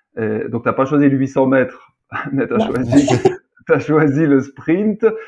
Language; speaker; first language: French; native; French